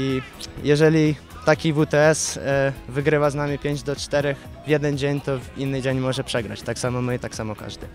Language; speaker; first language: Polish; non-native, fluent; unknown